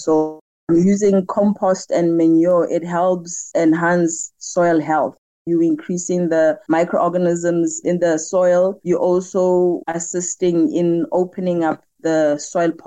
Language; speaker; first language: English; non-native, local second language; Tswana